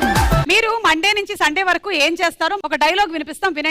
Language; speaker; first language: Telugu; non-native, local second language; Malayalam